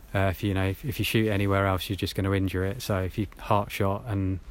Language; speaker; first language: English; native; English